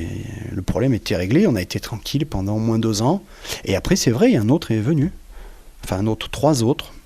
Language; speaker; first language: French; native; French